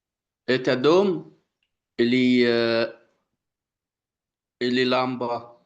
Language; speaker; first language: Russian; non-native, learner; Arabic